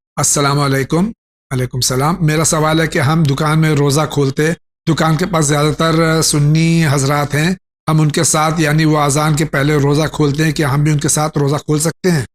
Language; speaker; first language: Urdu; native; Urdu